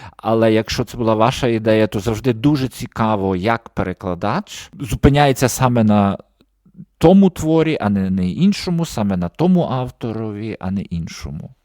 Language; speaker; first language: Ukrainian; native; Ukrainian